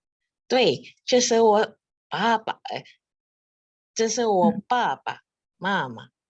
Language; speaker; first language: Chinese; non-native, learner; Indonesian